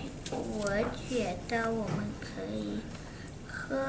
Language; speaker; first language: Chinese; non-native, learner; English